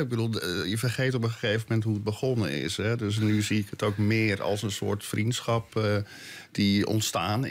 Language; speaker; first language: Dutch; native; Dutch